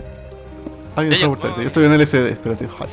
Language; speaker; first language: Spanish; native; Spanish